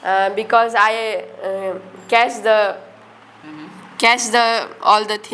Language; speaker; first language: English; non-native, learner; Hindi